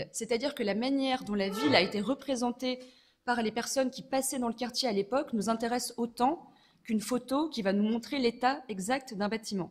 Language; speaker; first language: French; native; French